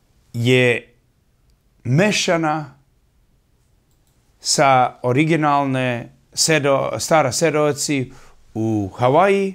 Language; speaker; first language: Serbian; early bilingual, heritage; English